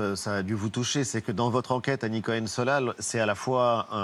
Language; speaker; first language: French; native; French